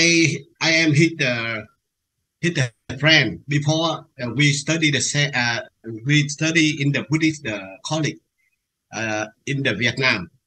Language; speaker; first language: English; non-native, learner; Vietnamese